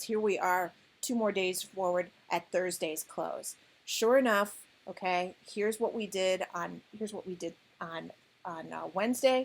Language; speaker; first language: English; native; English